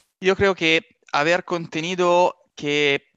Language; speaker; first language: Spanish; non-native, learner; Italian